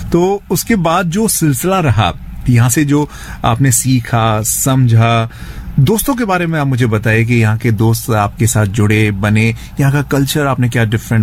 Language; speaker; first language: Hindi; native; Hindi